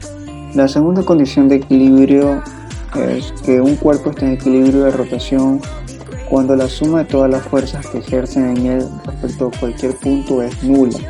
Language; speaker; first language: Spanish; native; Spanish